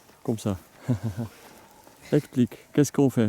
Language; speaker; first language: French; non-native, learner; Dutch